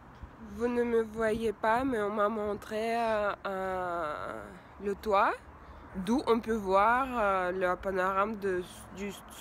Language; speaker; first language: French; non-native, fluent; Russian